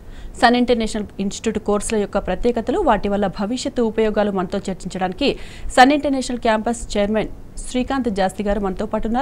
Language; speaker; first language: Telugu; native; Telugu